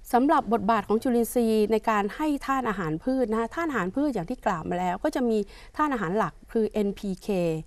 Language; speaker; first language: Thai; native; Thai